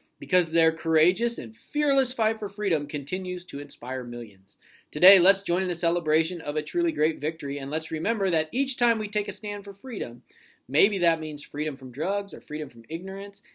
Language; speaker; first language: English; native; English